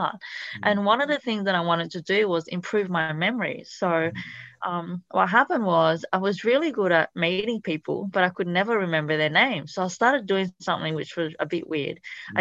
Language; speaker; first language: English; non-native, fluent; Italian